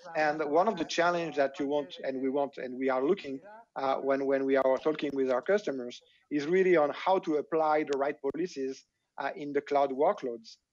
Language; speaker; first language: English; non-native, fluent; French